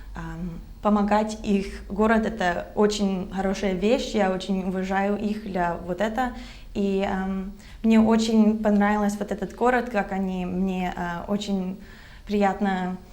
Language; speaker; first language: Russian; non-native, learner; English